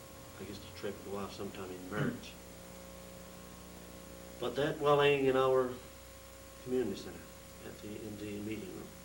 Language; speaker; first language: English; native; English